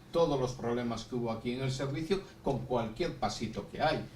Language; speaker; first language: Spanish; native; Spanish